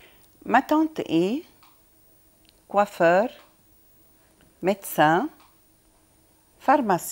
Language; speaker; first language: French; non-native, fluent; Arabic